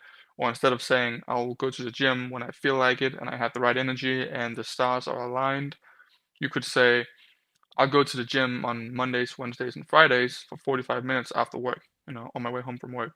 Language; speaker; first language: English; non-native, fluent; Danish